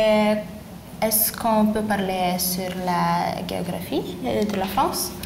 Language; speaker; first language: French; non-native, learner; Lithuanian